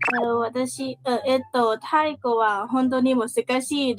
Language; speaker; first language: Japanese; non-native, learner; Thai